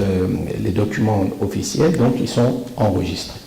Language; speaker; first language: French; non-native, fluent; Persian